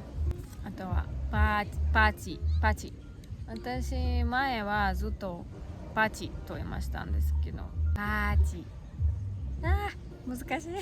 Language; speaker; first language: Japanese; non-native, learner; Russian